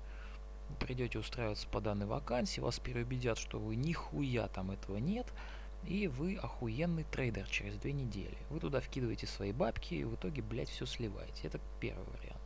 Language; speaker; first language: Russian; native; Russian